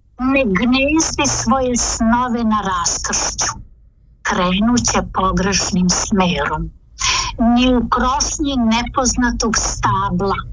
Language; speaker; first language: Serbian; native; Serbian